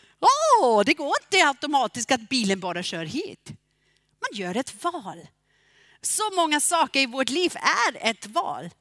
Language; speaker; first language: Swedish; non-native, fluent; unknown